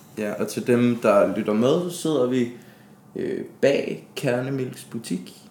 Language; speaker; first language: Danish; native; Danish